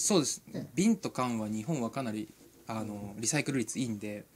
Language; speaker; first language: Japanese; native; Japanese